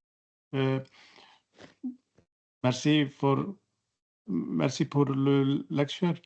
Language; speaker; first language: French; non-native, learner; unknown